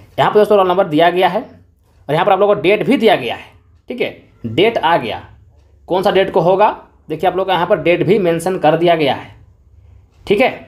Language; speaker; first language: Hindi; native; Hindi